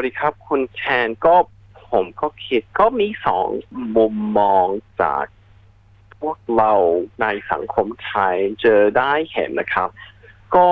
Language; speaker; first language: Thai; non-native, fluent; English